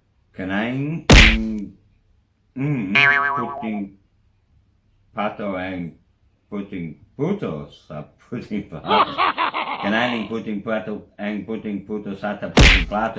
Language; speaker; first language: Filipino; non-native, learner; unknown